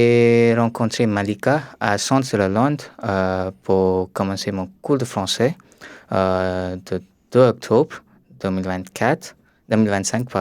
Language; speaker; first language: French; non-native, learner; Tamil